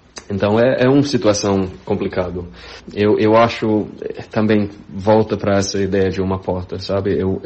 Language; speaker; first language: Portuguese; non-native, fluent; English